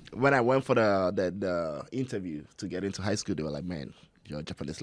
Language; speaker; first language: English; non-native, local second language; Hausa